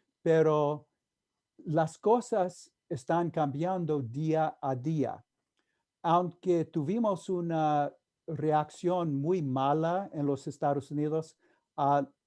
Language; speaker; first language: Spanish; non-native, fluent; English